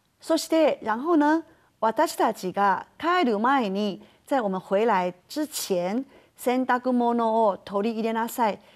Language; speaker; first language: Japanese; non-native, fluent; Chinese